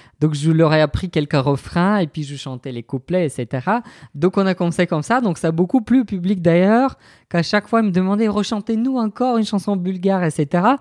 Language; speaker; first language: French; non-native, fluent; Bulgarian